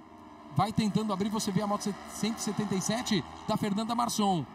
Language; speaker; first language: Portuguese; native; Portuguese